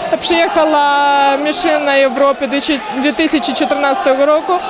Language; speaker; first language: Polish; non-native, learner; Ukrainian